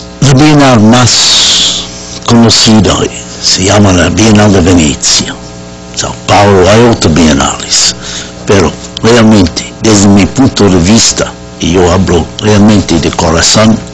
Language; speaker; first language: Spanish; non-native, fluent; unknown